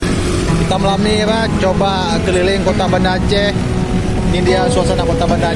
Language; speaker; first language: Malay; non-native, local second language; Achinese